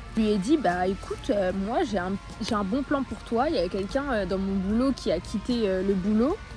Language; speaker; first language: French; native; French